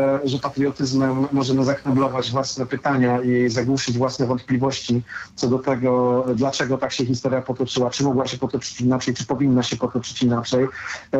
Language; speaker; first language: Polish; native; Polish